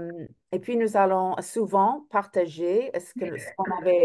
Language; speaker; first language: French; non-native, fluent; English